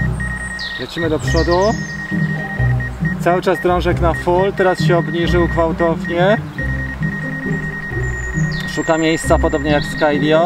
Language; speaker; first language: Polish; native; Polish